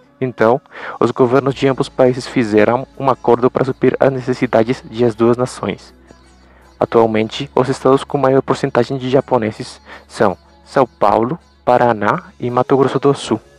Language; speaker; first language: Portuguese; non-native, learner; Spanish